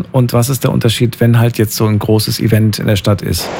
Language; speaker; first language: German; native; German